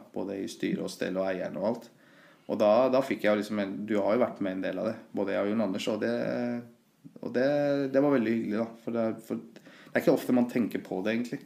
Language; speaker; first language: Norwegian; early bilingual, other home language; Persian